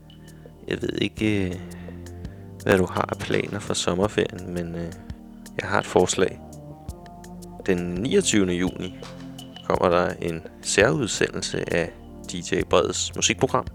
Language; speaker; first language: Danish; native; Danish